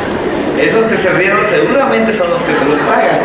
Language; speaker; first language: Spanish; native; Spanish